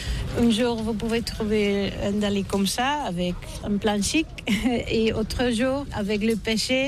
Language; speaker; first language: French; non-native, fluent; Catalan